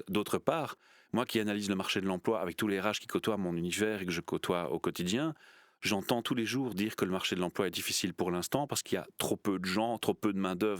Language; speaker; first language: French; native; French